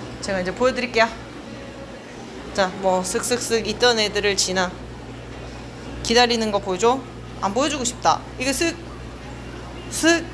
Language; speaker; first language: Korean; native; Korean